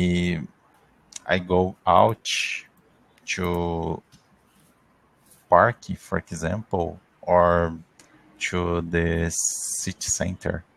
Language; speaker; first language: English; non-native, learner; Portuguese